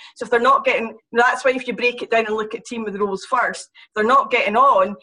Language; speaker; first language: English; native; English